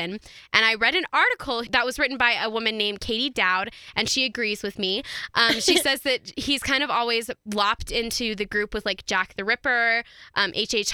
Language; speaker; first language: English; native; English